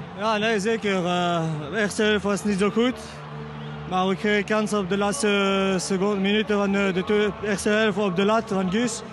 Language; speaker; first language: Dutch; non-native, learner; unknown